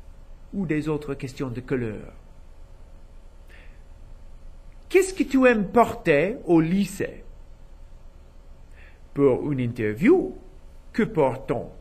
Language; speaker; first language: French; non-native, fluent; English